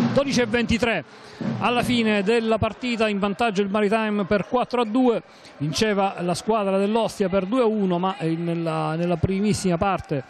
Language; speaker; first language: Italian; native; Italian